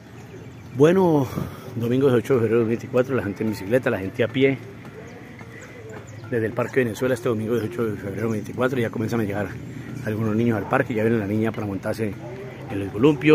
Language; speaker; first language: Spanish; native; Spanish